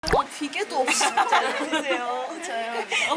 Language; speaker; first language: Korean; native; Korean